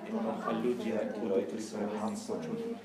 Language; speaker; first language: Slovak; non-native, learner; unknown